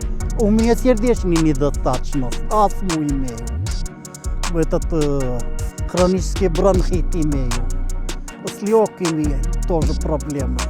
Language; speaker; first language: Russian; non-native, local second language; Turkmen